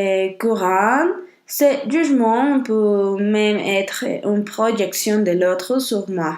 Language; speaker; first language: French; non-native, learner; Spanish